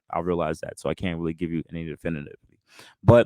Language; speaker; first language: English; native; English